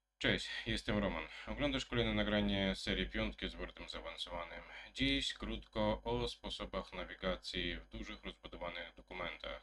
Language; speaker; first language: Polish; native; Polish